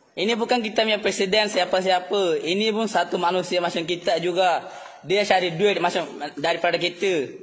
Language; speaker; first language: Malay; non-native, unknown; Rohingya